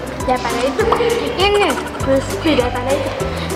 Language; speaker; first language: Indonesian; native; Indonesian